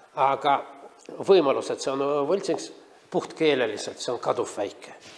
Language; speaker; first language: Estonian; non-native, local second language; Russian